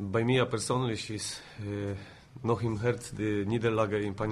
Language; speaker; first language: German; non-native, fluent; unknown